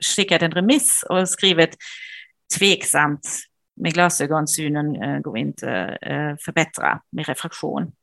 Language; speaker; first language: Swedish; non-native, fluent; German